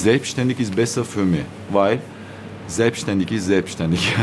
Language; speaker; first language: German; non-native, learner; Turkish